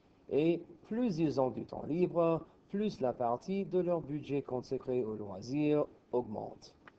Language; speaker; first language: French; non-native, fluent; English